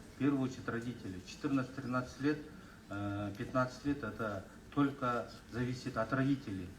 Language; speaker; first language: Russian; non-native, local second language; Kazakh